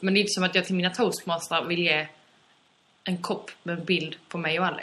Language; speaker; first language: Swedish; native; Swedish